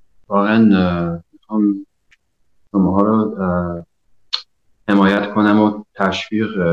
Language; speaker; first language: Persian; early bilingual, heritage; Persian